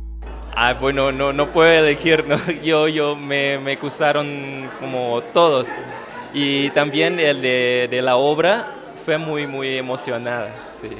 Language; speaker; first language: Spanish; non-native, fluent; Thai